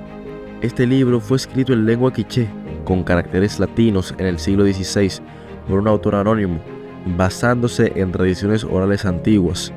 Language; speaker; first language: Spanish; native; Spanish